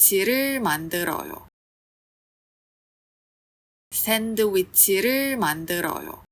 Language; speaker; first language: Korean; non-native, fluent; Chinese